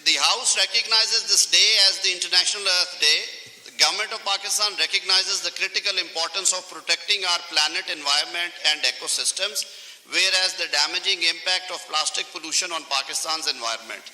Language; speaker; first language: English; non-native, local second language; Urdu